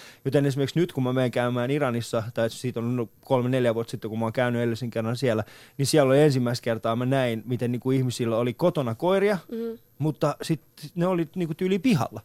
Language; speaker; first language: Finnish; early bilingual, other home language; Persian